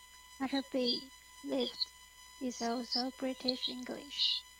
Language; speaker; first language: English; non-native, learner; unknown